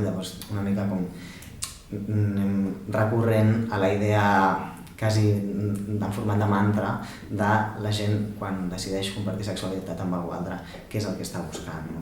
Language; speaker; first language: Catalan; native; Catalan